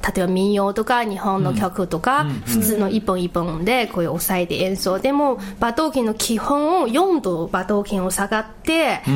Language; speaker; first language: Japanese; non-native, fluent; Mongolian